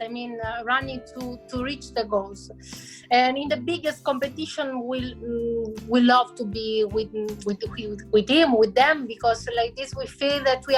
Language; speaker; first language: English; non-native, fluent; Italian